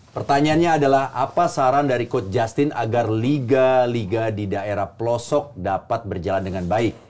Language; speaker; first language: Indonesian; native; Indonesian